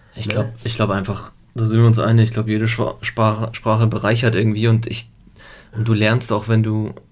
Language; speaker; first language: German; early bilingual, other home language; Italian